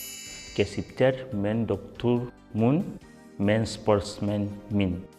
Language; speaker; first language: Kyrgyz; non-native, learner; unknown